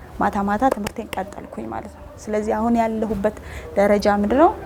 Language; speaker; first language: Amharic; native; Amharic